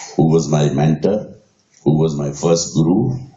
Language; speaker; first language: English; non-native, local second language; Punjabi